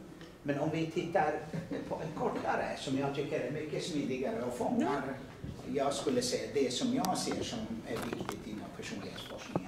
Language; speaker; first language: Swedish; non-native, fluent; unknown